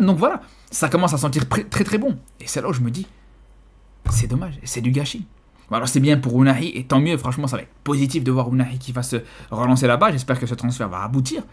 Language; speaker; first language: French; native; French